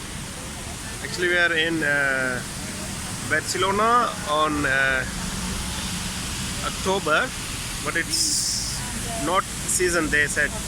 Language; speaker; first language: English; non-native, local second language; Tamil